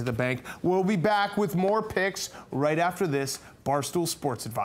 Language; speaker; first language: English; native; English